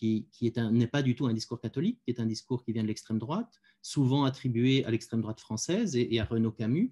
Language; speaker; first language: French; native; French